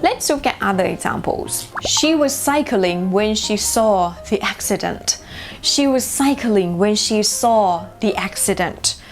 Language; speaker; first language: English; non-native, fluent; Thai